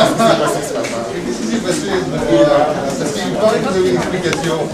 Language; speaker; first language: French; native; French